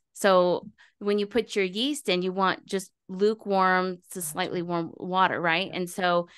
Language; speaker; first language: English; native; English